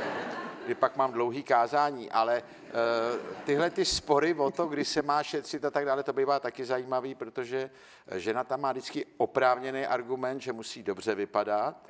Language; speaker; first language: Czech; native; Czech